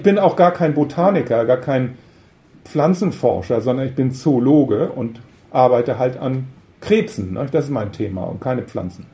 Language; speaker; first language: German; native; German